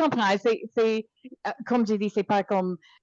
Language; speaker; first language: French; non-native, local second language; English